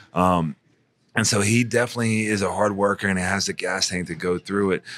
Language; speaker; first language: English; native; English